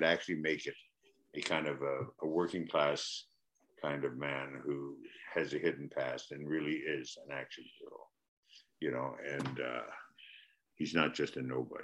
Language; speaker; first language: English; native; English